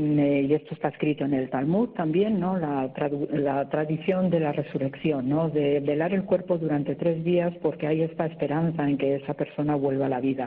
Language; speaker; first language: Spanish; native; Spanish